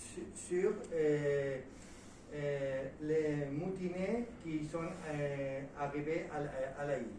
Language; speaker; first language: French; non-native, learner; Spanish